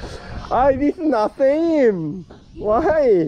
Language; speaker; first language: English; non-native, learner; Korean